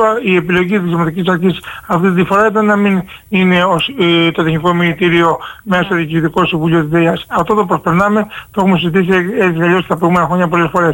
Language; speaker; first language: Greek; native; Greek